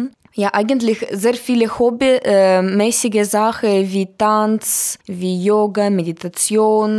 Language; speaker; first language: German; non-native, learner; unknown